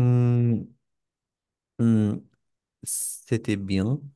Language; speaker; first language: French; non-native, learner; English